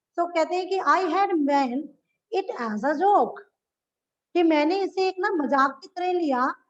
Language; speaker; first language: Hindi; native; Hindi